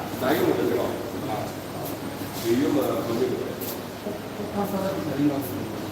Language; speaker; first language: Korean; non-native, learner; Vietnamese